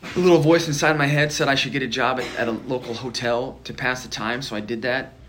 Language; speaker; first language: English; native; English